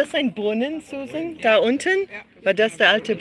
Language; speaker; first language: German; non-native, learner; English